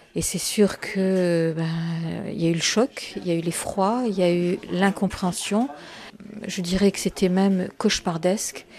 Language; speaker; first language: French; native; French